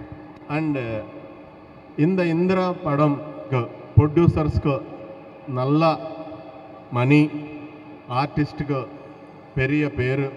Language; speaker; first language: Tamil; non-native, learner; Telugu